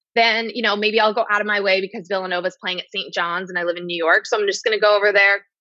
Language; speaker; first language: English; native; English